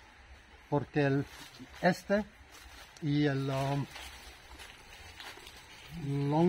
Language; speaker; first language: Spanish; non-native, fluent; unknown